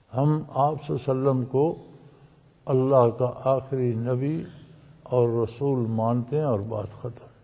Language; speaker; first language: Urdu; non-native, local second language; Punjabi